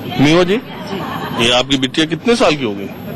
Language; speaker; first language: Hindi; native; Hindi